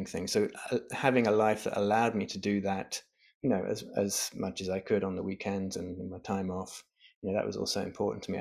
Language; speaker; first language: English; native; English